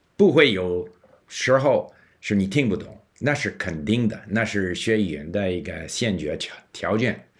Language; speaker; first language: Chinese; non-native, fluent; English